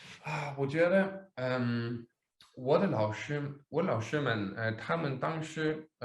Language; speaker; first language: Chinese; non-native, fluent; Danish